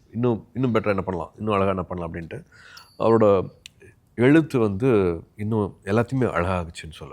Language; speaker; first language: Tamil; native; Tamil